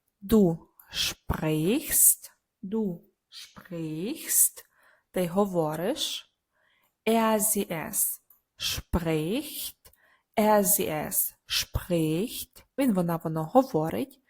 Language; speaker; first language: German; non-native, fluent; Ukrainian